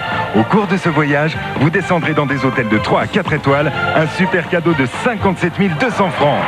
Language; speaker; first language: French; native; French